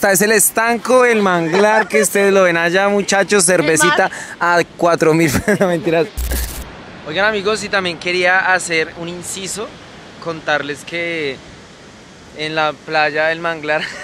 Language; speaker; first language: Spanish; native; Spanish